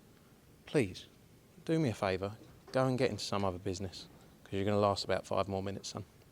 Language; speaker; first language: English; native; English